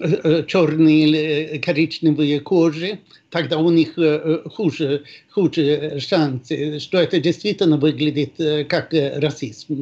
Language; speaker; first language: Russian; non-native, fluent; Swedish